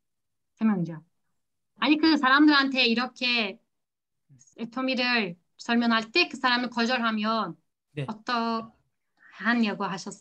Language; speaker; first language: Korean; non-native, learner; Turkish